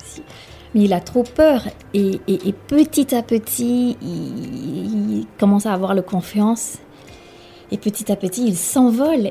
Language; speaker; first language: French; non-native, fluent; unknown